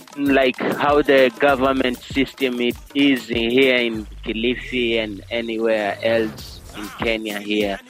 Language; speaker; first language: English; non-native, local second language; Giryama